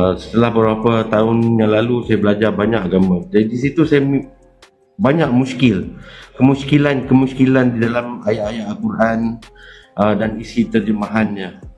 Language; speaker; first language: Malay; native; Malay